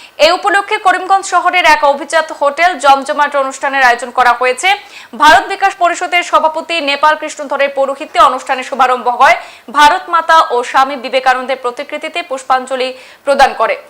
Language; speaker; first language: Bangla; native; Bangla